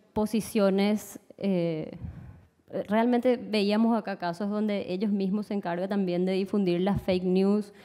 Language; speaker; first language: Spanish; native; Spanish